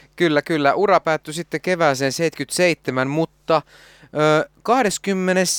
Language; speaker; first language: Finnish; native; Finnish